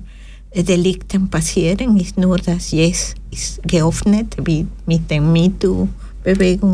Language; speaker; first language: German; non-native, learner; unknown